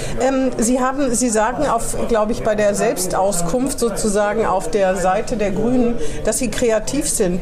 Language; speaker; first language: German; native; German